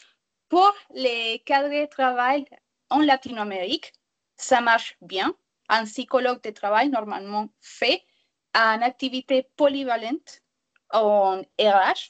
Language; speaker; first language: French; non-native, learner; Spanish